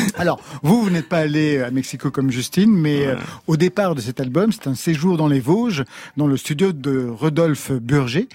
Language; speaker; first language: French; native; French